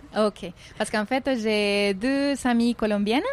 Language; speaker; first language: French; non-native, fluent; Spanish